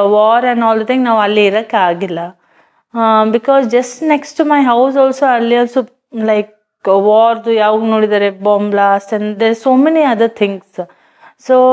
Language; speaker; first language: Kannada; early bilingual, other home language; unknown